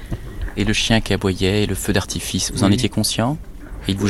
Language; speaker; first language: French; native; French